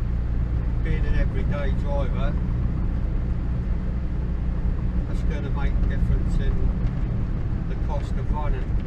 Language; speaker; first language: English; native; English